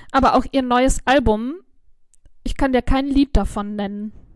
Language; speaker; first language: German; native; German